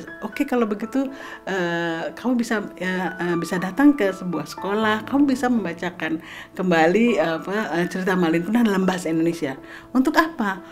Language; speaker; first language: Indonesian; native; Indonesian